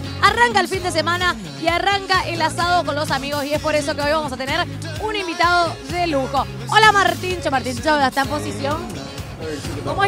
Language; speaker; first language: Spanish; native; Spanish